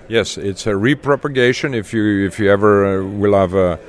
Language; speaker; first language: English; non-native, fluent; Dutch